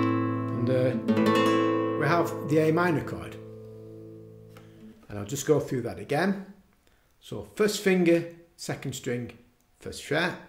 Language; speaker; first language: English; native; English